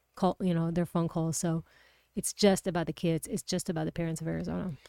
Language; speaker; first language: English; non-native, fluent; Hebrew